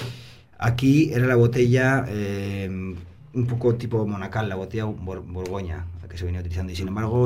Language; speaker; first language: Spanish; native; Spanish